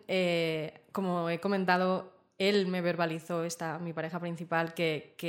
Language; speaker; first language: Spanish; native; Spanish